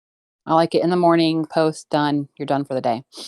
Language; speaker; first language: English; native; English